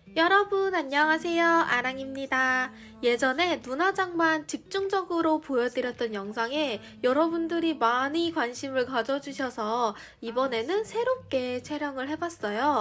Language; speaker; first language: Korean; native; Korean